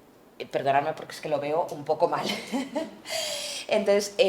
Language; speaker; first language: Spanish; native; Spanish